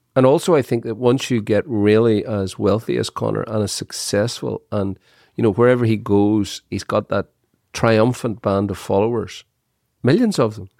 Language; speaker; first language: English; native; English